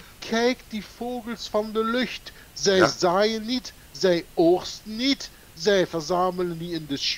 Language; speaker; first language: Dutch; non-native, fluent; German